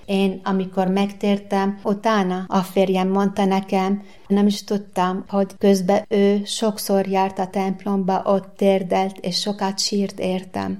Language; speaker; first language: Hungarian; non-native, learner; Arabic